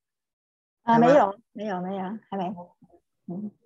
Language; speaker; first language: Chinese; non-native, fluent; Vietnamese